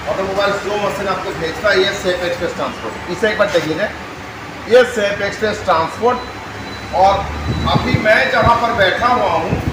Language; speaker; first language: Hindi; non-native, local second language; Bangla